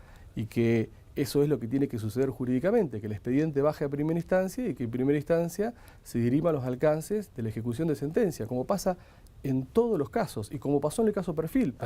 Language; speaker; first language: Spanish; native; Spanish